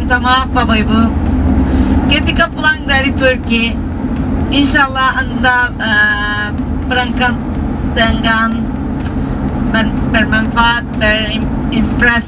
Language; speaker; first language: Indonesian; non-native, fluent; Turkish